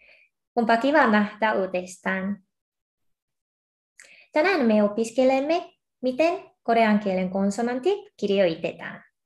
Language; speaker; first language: Finnish; non-native, fluent; Korean